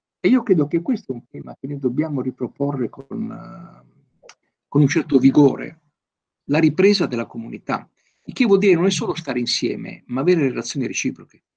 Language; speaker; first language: Italian; native; Italian